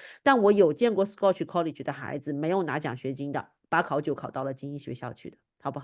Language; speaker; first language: Chinese; native; Chinese